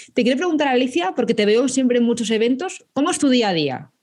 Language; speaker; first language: Spanish; native; Spanish